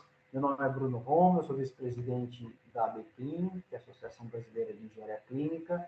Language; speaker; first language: Portuguese; native; Portuguese